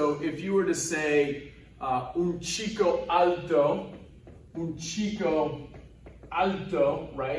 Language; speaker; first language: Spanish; non-native, fluent; English